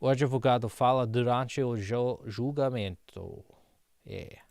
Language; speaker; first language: Portuguese; non-native, learner; English